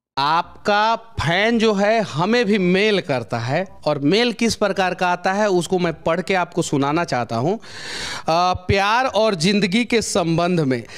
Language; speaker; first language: Hindi; native; Hindi